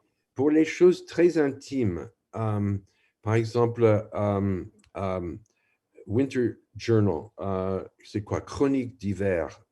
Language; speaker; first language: French; non-native, fluent; English